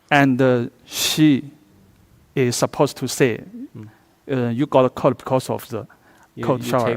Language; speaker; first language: English; non-native, fluent; Chinese